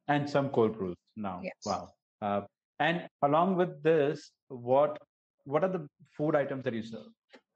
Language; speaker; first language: English; non-native, local second language; Gujarati